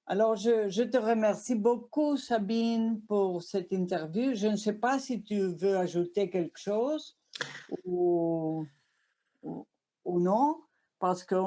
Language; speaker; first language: French; non-native, fluent; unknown